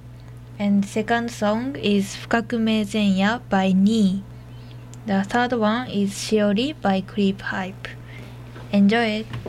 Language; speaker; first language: English; non-native, learner; Japanese